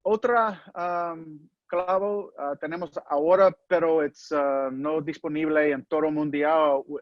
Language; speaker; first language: Spanish; non-native, learner; English